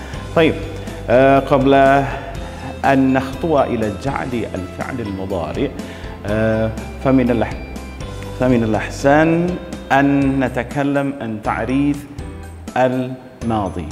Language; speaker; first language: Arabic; non-native, fluent; Indonesian